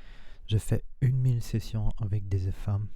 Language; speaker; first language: French; non-native, learner; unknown